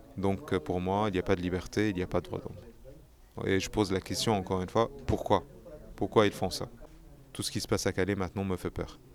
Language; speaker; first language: French; non-native, fluent; Arabic